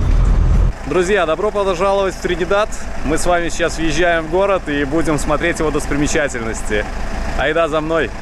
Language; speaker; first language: Russian; native; Russian